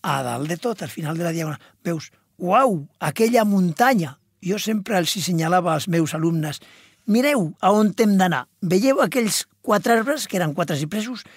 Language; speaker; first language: Catalan; non-native, local second language; Spanish